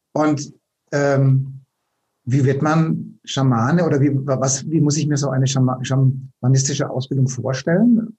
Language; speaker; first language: German; native; German